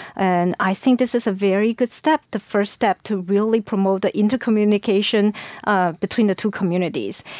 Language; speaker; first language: English; non-native, fluent; Chinese